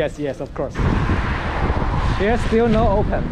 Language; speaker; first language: English; non-native, learner; Chinese